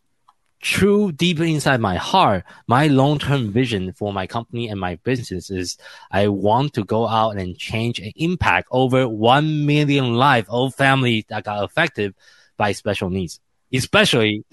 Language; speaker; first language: English; non-native, fluent; Chinese